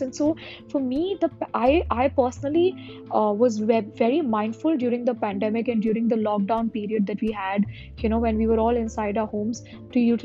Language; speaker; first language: English; non-native, local second language; Hindi